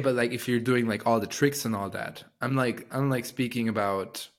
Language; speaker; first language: English; non-native, fluent; French